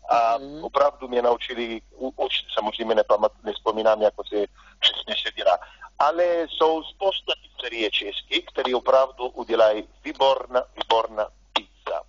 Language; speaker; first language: Czech; non-native, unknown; Italian